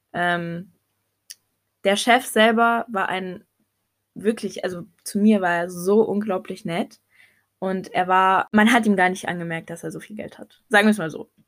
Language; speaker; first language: German; early bilingual, other home language; Arabic